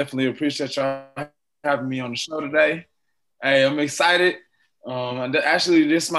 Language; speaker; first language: English; native; English